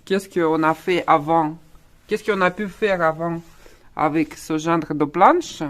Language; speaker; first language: French; non-native, fluent; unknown